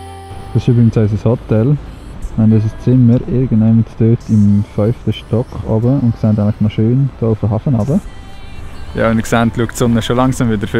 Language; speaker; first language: German; native; German